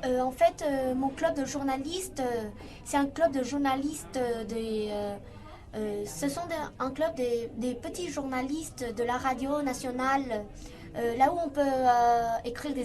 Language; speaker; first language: French; non-native, fluent; Vietnamese